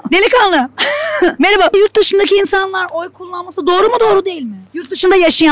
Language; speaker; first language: Turkish; native; Turkish